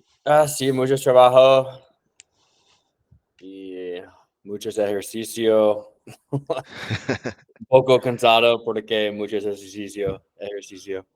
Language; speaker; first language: Spanish; non-native, learner; English